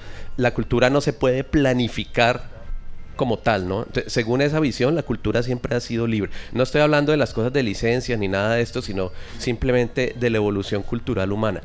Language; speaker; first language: Spanish; native; Spanish